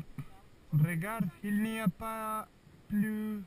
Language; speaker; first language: French; non-native, learner; Spanish